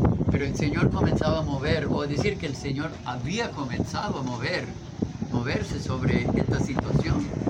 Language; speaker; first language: Spanish; non-native, fluent; English